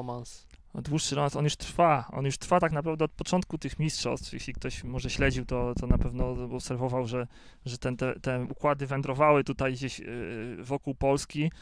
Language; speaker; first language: Polish; native; Polish